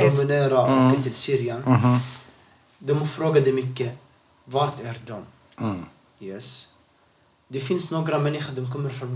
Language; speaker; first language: Swedish; non-native, learner; Arabic